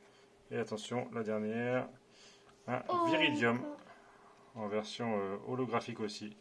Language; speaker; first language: French; native; French